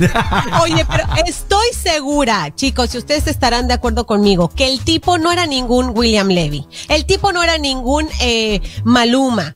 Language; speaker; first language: Spanish; native; Spanish